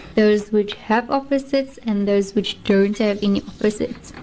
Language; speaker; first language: English; native; English